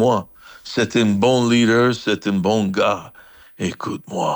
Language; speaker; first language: French; non-native, fluent; English